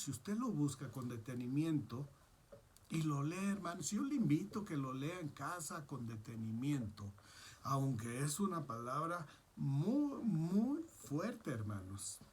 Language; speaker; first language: Spanish; native; Spanish